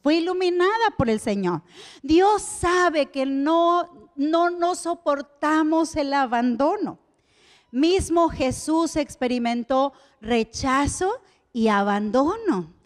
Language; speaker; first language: Spanish; native; Spanish